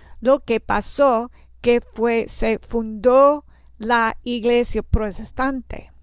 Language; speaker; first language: Spanish; non-native, learner; English